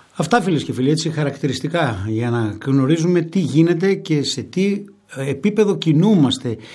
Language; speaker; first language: Greek; native; Greek